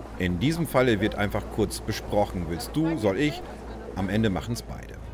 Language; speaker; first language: German; native; German